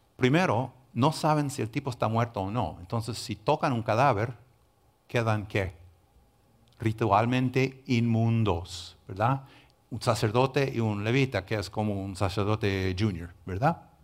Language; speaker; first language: Spanish; non-native, fluent; English